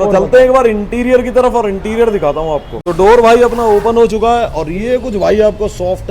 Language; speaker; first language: Hindi; native; Hindi